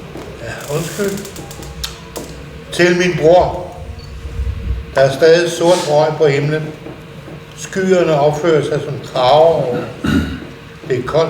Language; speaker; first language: Danish; native; Danish